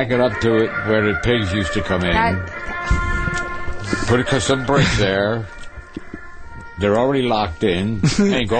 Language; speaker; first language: English; native; English